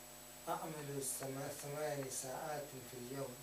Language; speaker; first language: Arabic; non-native, learner; English